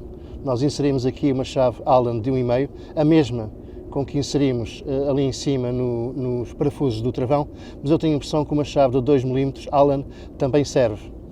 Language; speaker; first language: Portuguese; native; Portuguese